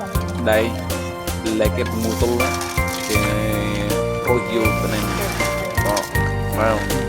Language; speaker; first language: Vietnamese; non-native, local second language; Jarai